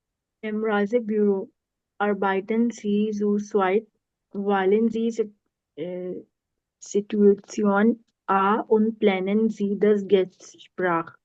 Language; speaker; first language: German; non-native, learner; Urdu